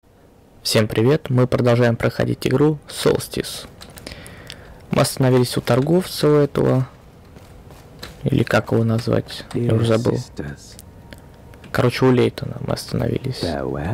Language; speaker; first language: Russian; native; Russian